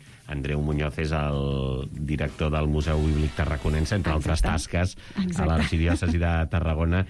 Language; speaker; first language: Catalan; native; Catalan